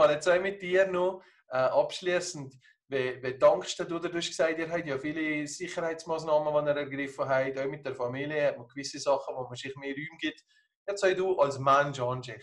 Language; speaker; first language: German; native; German